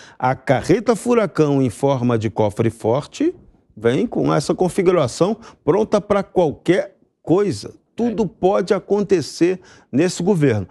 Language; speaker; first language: Portuguese; native; Portuguese